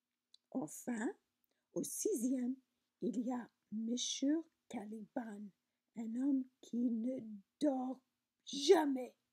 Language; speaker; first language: French; non-native, learner; English